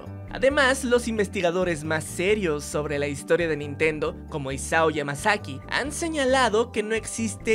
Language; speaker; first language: Spanish; native; Spanish